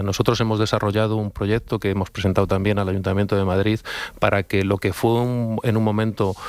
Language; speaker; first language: Spanish; native; Spanish